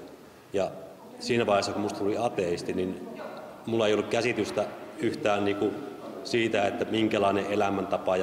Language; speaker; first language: Finnish; native; Finnish